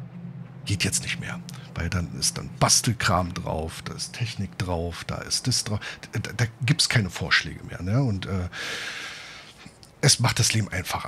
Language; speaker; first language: German; native; German